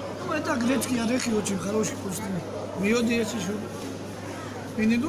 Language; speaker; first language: Russian; non-native, fluent; Georgian